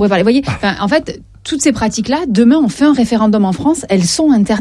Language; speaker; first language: French; native; French